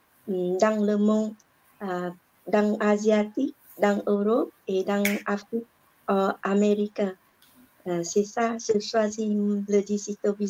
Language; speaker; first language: French; non-native, learner; Vietnamese